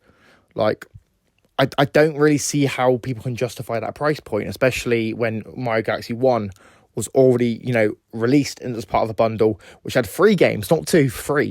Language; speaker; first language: English; native; English